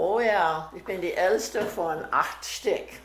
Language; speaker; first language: German; early bilingual, heritage; German